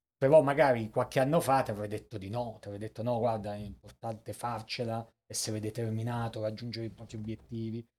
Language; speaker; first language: Italian; native; Italian